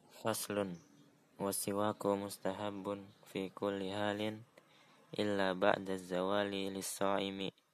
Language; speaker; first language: Arabic; non-native, learner; Indonesian